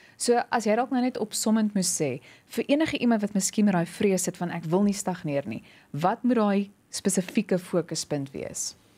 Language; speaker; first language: Afrikaans; native; Afrikaans